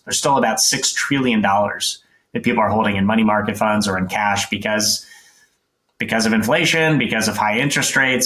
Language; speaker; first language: English; native; English